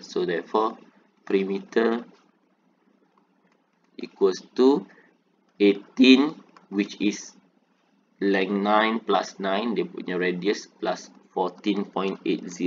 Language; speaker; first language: English; non-native, local second language; Malay